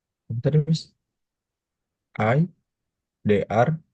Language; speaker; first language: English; non-native, learner; Indonesian